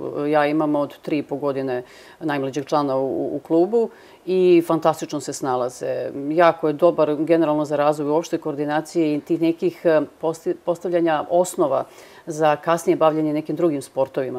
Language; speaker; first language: Serbian; native; Serbian